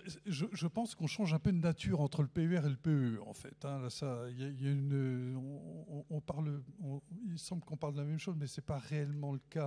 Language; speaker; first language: French; native; French